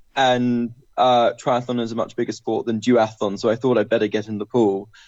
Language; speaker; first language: English; native; English